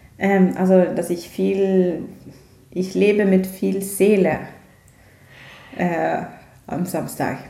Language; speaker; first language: German; non-native, fluent; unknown